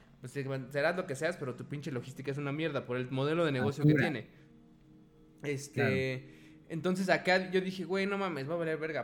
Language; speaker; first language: Spanish; native; Spanish